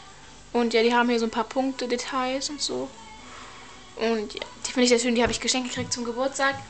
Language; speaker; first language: German; native; German